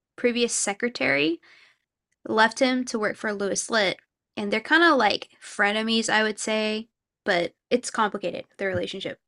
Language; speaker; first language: English; early bilingual, other home language; Korean